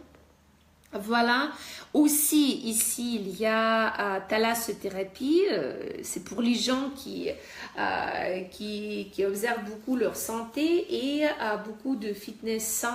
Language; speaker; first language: French; non-native, fluent; Russian